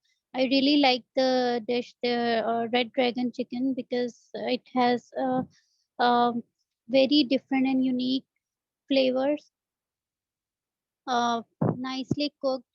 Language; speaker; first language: English; non-native, fluent; Urdu